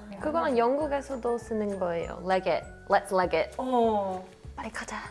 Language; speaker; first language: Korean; non-native, fluent; English